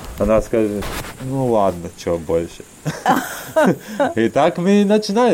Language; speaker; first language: Russian; non-native, learner; Latvian